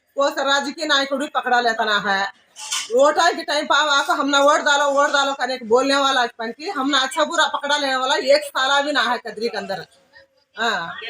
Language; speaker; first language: Hindi; non-native, local second language; Urdu